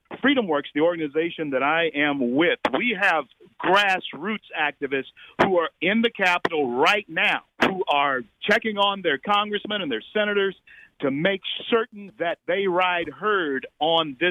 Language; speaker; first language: English; native; English